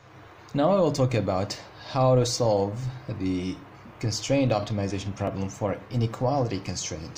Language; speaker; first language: English; non-native, fluent; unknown